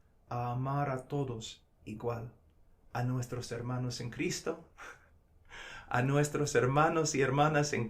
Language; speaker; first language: Spanish; non-native, fluent; English